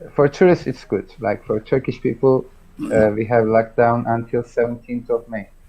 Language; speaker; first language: English; non-native, fluent; Turkish